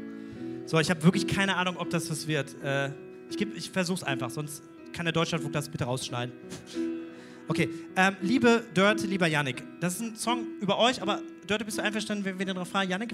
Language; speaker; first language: German; native; German